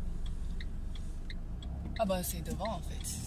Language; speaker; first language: French; non-native, learner; Chinese